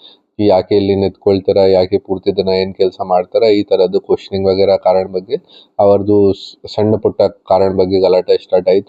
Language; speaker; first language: Kannada; non-native, fluent; Hindi